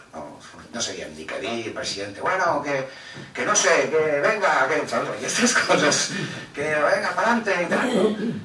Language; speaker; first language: Catalan; non-native, local second language; Spanish